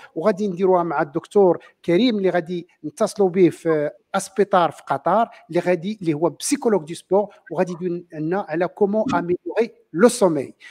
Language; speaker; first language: French; non-native, local second language; Arabic